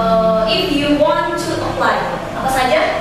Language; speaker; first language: English; non-native, learner; Indonesian